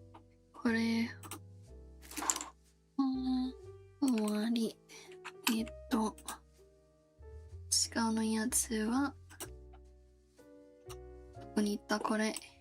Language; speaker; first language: Japanese; non-native, learner; Korean